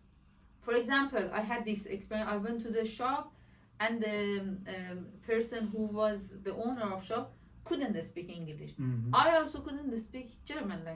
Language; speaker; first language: English; non-native, learner; Persian